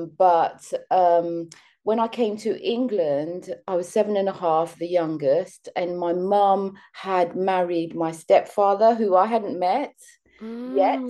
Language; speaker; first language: English; early bilingual, other home language; Seselwa Creole French